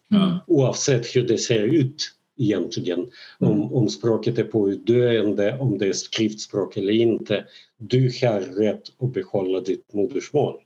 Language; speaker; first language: Swedish; non-native, fluent; Russian